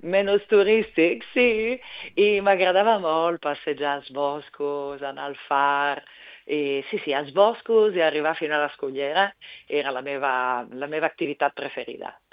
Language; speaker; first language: Catalan; non-native, fluent; Italian